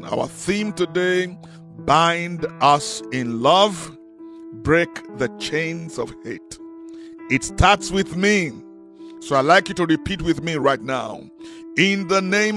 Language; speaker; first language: English; non-native, local second language; Yoruba